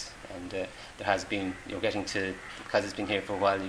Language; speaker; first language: English; native; English